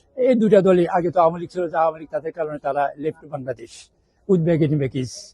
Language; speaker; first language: Bangla; native; Bangla